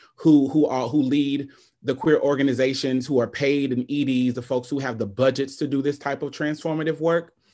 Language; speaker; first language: English; native; English